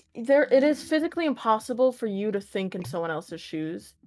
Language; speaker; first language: English; native; English